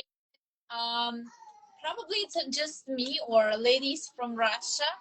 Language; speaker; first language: English; non-native, fluent; Russian